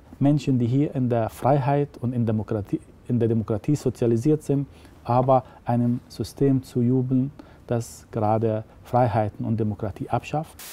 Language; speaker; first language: German; non-native, fluent; Arabic